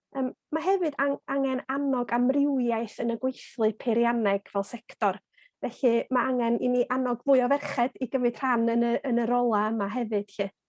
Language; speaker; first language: Welsh; native; Welsh